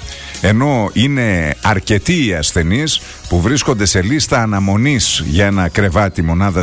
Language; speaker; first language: Greek; native; Greek